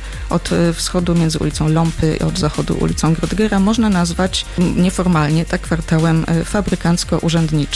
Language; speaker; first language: Polish; native; Polish